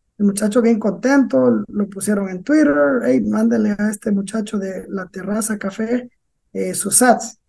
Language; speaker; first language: Spanish; native; Spanish